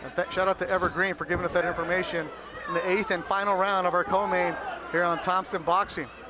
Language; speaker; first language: English; early bilingual, other home language; Spanish